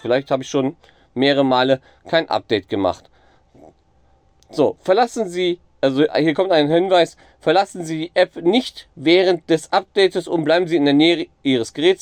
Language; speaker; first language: German; native; German